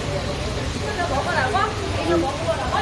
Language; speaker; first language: Korean; non-native, learner; Vietnamese